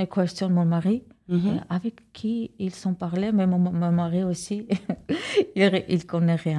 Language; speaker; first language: French; non-native, learner; Armenian